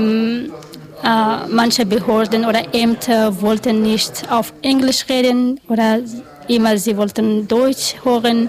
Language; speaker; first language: German; non-native, learner; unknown